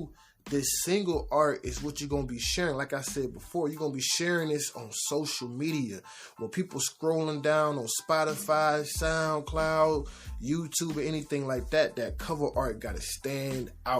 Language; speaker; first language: English; native; English